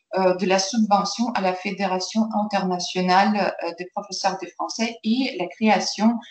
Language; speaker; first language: French; non-native, fluent; Ukrainian